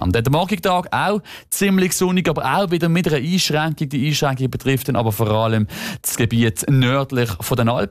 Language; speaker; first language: German; native; German